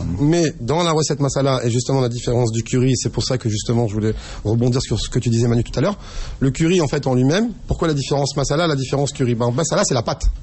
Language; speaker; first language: French; native; French